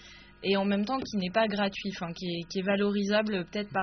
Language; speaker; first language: French; native; French